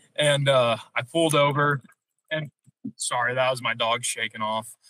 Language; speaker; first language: English; native; English